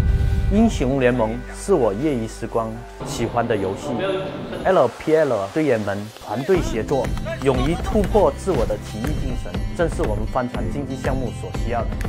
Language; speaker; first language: Chinese; native; Chinese